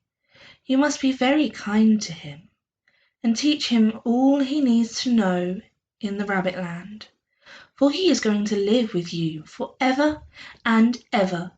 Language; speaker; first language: English; native; English